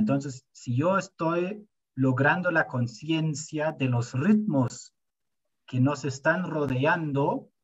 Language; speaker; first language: Spanish; non-native, fluent; German